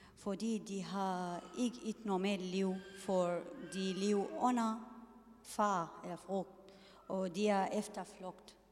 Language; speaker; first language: Danish; non-native, learner; Arabic